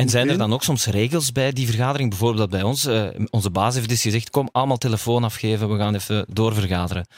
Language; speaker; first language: Dutch; native; Dutch